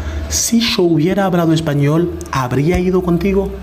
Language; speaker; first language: Spanish; non-native, fluent; Haitian Creole